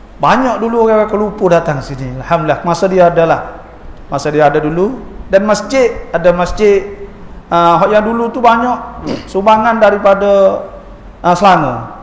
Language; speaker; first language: Malay; native; Malay